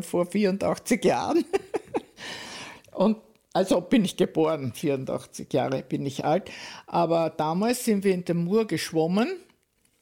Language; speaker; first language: German; native; German